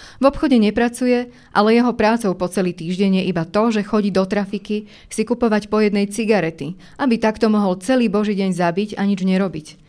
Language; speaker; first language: Slovak; native; Slovak